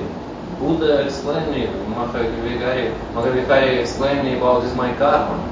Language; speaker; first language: English; non-native, learner; Russian